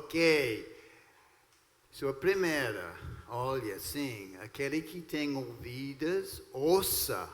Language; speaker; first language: Portuguese; non-native, fluent; English